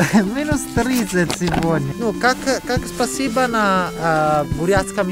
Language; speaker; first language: Russian; non-native, learner; Italian